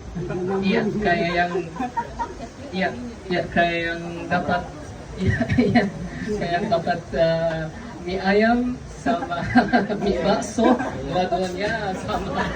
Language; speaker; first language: Indonesian; non-native, fluent; Arabic